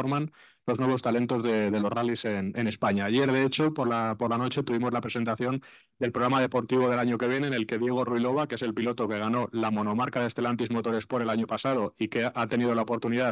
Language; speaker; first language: Spanish; native; Spanish